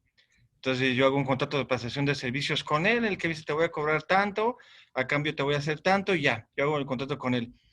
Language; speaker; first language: Spanish; native; Spanish